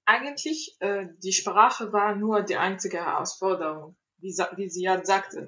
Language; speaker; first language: German; non-native, learner; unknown